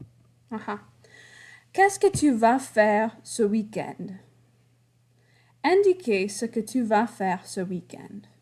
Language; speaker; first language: French; non-native, fluent; English